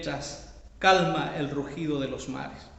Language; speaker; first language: Spanish; native; Spanish